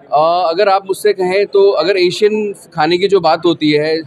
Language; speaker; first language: Hindi; native; Hindi